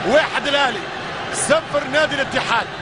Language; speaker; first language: Arabic; native; Arabic